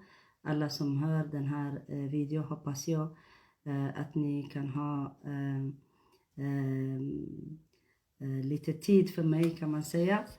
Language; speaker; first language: Swedish; non-native, fluent; Tigrinya